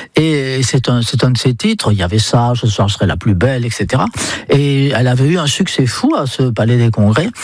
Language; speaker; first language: French; non-native, fluent; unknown